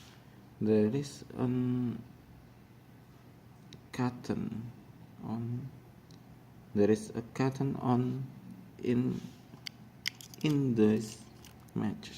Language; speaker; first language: English; non-native, learner; Indonesian